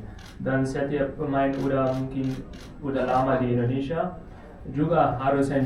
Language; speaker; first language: Indonesian; non-native, learner; Dutch